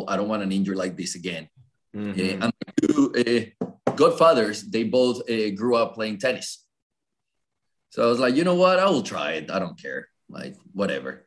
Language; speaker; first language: English; non-native, fluent; Spanish